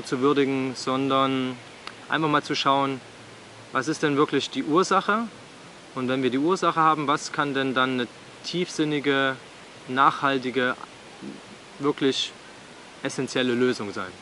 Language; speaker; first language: German; native; German